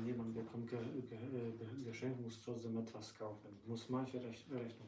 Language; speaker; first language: German; non-native, learner; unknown